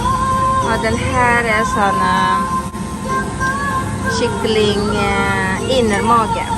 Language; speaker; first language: Swedish; non-native, learner; Indonesian